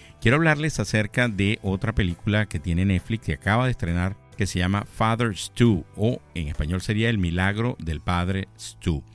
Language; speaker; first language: Spanish; native; Spanish